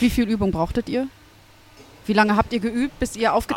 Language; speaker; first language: German; native; German